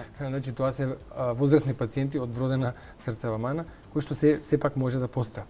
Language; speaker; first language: Macedonian; native; Macedonian